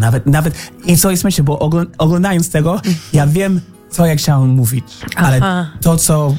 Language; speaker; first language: Polish; non-native, learner; English